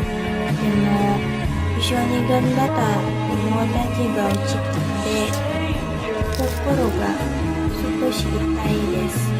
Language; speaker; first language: Japanese; non-native, learner; Indonesian